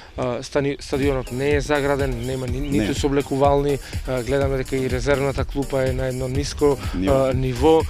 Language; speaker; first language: Macedonian; native; Macedonian